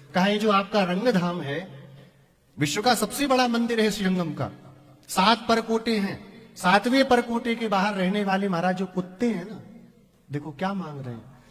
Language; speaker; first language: Hindi; native; Hindi